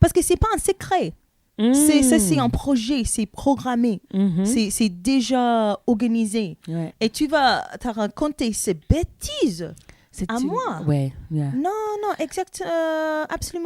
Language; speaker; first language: French; non-native, learner; English